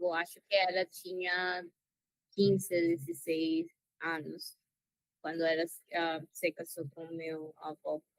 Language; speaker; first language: Portuguese; non-native, learner; Spanish